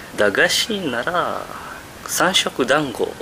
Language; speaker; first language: Japanese; non-native, learner; Indonesian